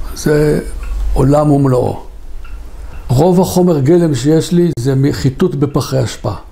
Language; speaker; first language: Hebrew; native; Hebrew